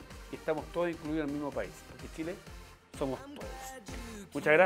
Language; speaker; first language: Spanish; native; Spanish